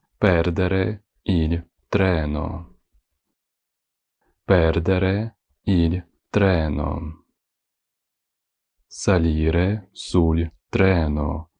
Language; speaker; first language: Italian; non-native, fluent; Ukrainian